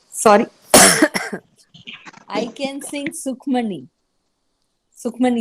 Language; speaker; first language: English; non-native, learner; Hindi